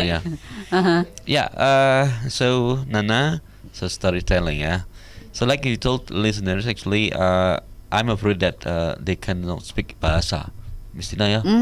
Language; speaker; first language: English; non-native, learner; Indonesian